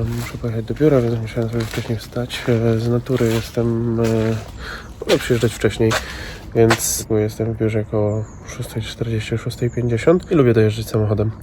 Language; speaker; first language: Polish; native; Polish